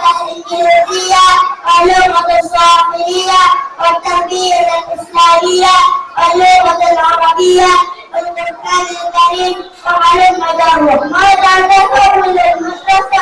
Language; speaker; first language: Arabic; non-native, learner; Swahili